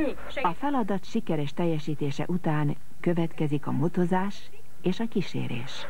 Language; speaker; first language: Hungarian; native; Hungarian